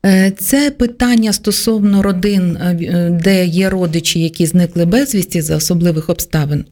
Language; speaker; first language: Ukrainian; native; Ukrainian